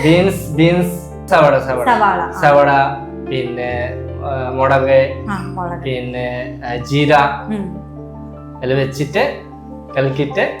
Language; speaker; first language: Malayalam; non-native, local second language; Bangla